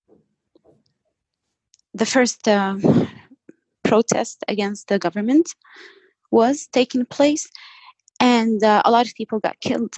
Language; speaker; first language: English; non-native, fluent; Arabic